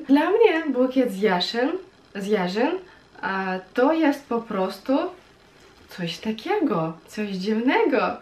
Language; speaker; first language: Polish; non-native, fluent; Russian